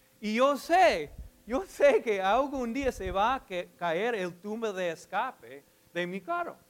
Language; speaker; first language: Spanish; non-native, fluent; English